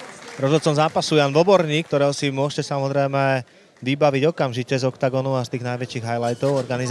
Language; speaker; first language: Slovak; native; Slovak